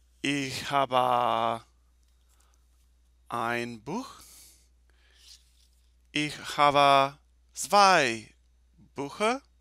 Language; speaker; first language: German; non-native, learner; Spanish